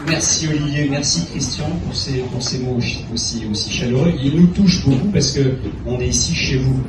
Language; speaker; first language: French; native; French